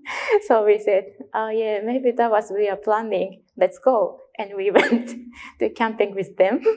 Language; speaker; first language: English; non-native, learner; Japanese